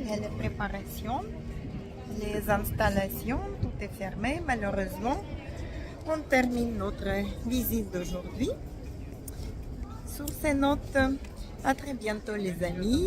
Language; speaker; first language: French; non-native, fluent; Russian